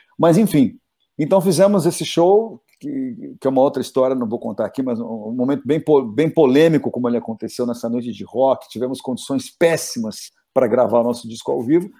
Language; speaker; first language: Portuguese; native; Portuguese